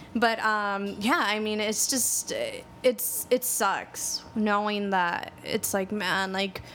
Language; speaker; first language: English; native; English